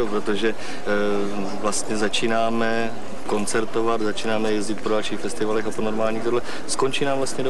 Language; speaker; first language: Czech; native; Czech